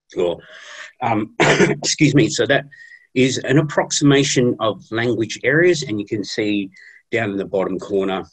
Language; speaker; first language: English; native; English